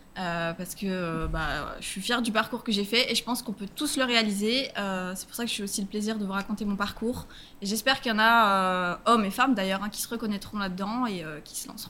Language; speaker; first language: French; native; French